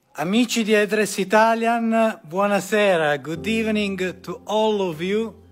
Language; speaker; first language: English; non-native, fluent; Italian